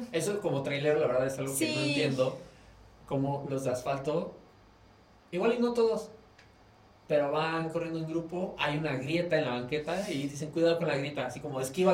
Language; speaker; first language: Spanish; native; Spanish